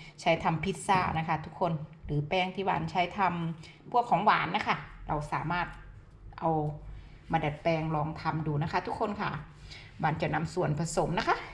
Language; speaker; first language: Thai; native; Thai